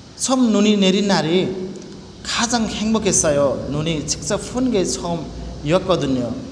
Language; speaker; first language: Korean; non-native, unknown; Nepali